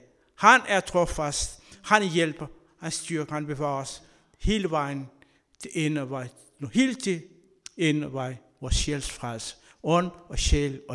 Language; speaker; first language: Danish; non-native, learner; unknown